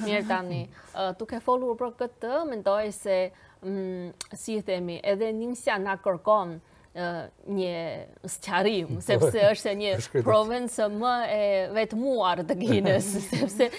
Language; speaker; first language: Albanian; non-native, fluent; Chinese